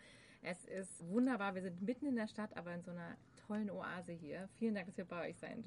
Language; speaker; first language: German; native; German